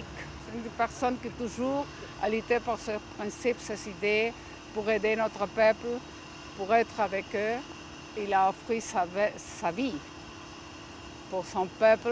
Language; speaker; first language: French; non-native, fluent; Spanish